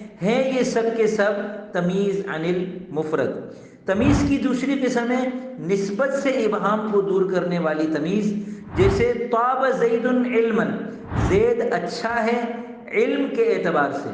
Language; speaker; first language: Urdu; native; Urdu